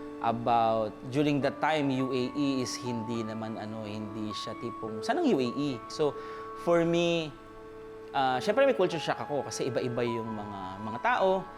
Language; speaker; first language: Filipino; native; Filipino